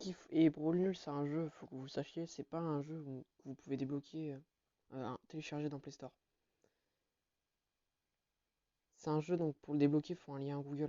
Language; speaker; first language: French; native; French